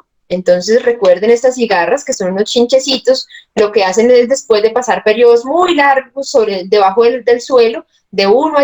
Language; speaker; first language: Spanish; native; Spanish